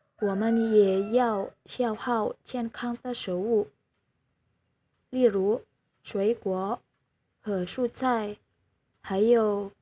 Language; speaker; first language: Chinese; non-native, learner; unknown